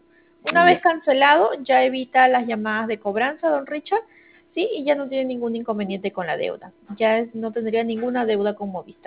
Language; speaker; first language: Spanish; native; Spanish